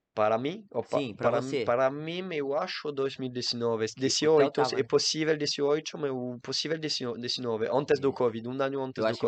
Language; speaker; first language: Portuguese; non-native, learner; French